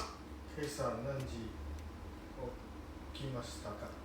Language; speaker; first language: Japanese; non-native, learner; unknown